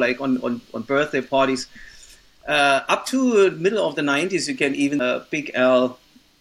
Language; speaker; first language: English; non-native, fluent; German